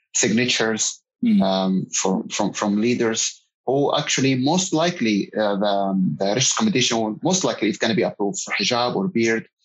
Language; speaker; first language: English; non-native, fluent; Arabic